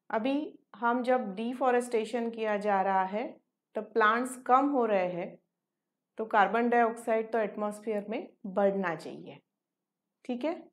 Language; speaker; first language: Hindi; non-native, local second language; Marathi